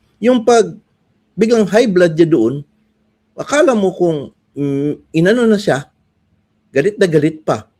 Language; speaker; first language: Filipino; non-native, local second language; Cebuano